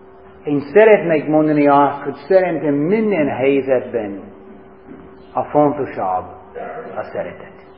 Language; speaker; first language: Hungarian; non-native, fluent; English